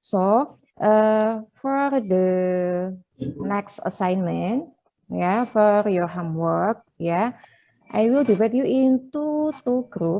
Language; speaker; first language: English; non-native, fluent; Indonesian